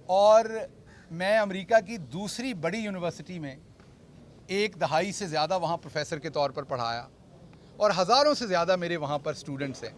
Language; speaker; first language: Hindi; non-native, local second language; Punjabi